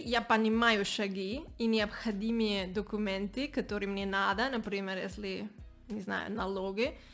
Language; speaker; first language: Russian; non-native, learner; Spanish